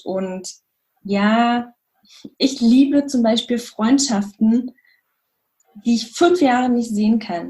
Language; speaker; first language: German; native; German